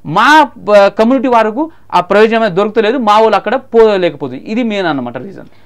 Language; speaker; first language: Telugu; non-native, local second language; Marathi